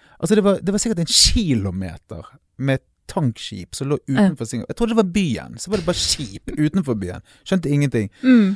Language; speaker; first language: Norwegian; native; Norwegian